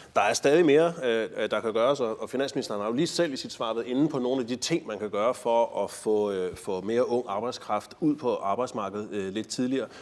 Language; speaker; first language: Danish; native; Danish